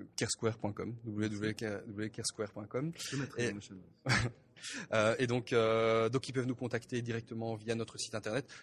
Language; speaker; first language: French; native; French